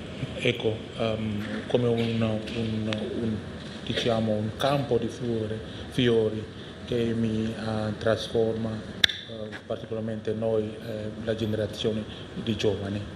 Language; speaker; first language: Italian; non-native, learner; Indonesian